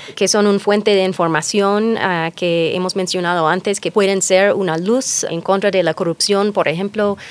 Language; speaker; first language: Spanish; non-native, fluent; English